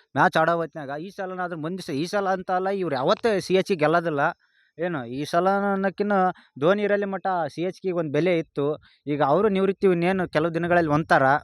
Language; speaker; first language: Kannada; native; Kannada